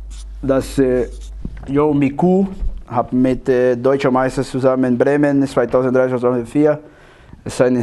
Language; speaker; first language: German; non-native, learner; Portuguese